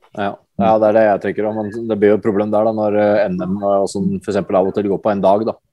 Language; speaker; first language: Norwegian; native; Norwegian